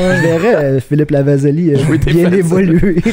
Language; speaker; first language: French; native; French